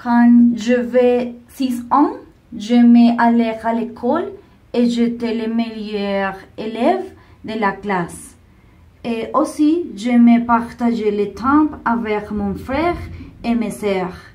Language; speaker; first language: French; non-native, learner; Spanish